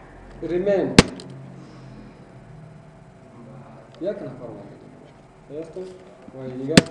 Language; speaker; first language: Persian; non-native, local second language; Pashto